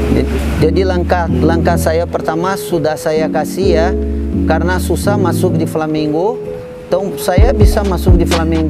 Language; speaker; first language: Indonesian; non-native, fluent; Portuguese